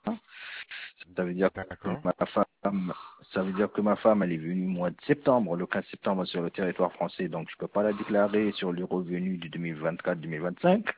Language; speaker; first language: French; non-native, local second language; Arabic